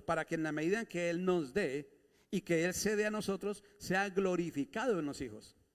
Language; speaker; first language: Spanish; native; Spanish